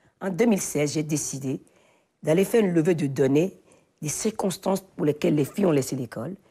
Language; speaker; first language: French; non-native, local second language; Fon